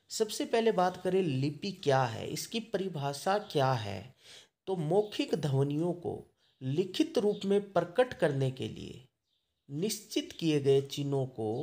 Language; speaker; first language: Hindi; native; Hindi